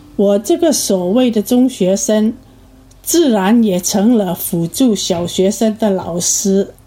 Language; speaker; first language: Chinese; early bilingual, heritage; Chinese